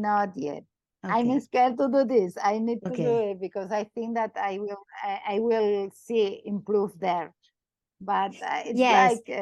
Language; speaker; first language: English; non-native, learner; Catalan